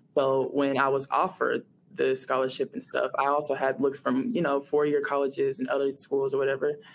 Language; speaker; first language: English; native; English